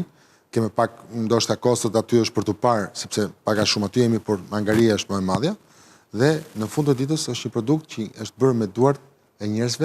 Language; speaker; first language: Albanian; native; Albanian